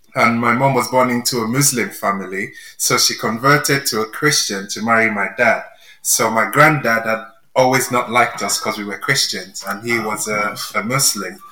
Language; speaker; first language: English; non-native, local second language; Yoruba